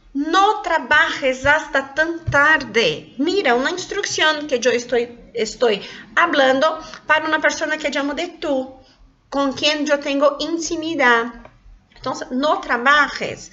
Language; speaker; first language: Spanish; non-native, local second language; Portuguese